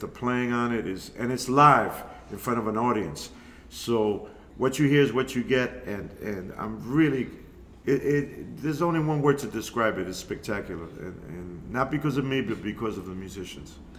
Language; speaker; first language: English; early bilingual, other home language; Spanish